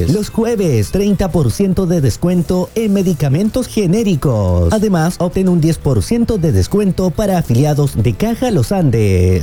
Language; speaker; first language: Spanish; native; Spanish